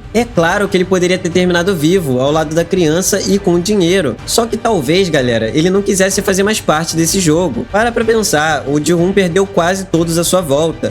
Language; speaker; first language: Portuguese; native; Portuguese